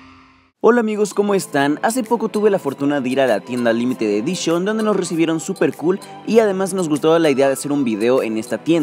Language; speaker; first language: Spanish; native; Spanish